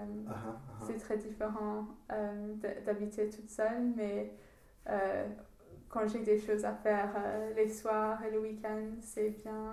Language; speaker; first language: French; non-native, learner; English